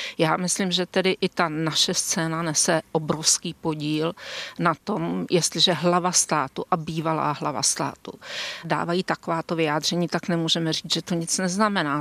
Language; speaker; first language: Czech; native; Czech